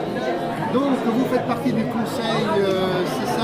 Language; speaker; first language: French; native; French